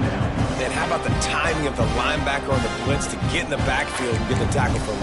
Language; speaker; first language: English; native; English